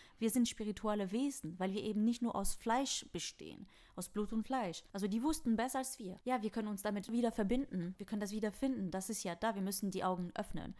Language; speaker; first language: German; non-native, fluent; French